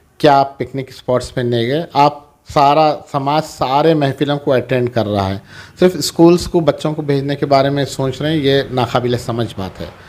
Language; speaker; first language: Urdu; native; Urdu